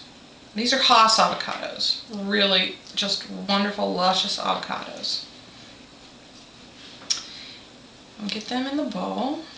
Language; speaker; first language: English; native; English